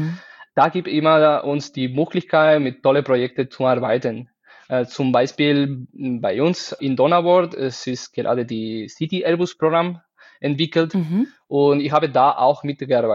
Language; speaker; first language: German; non-native, fluent; Spanish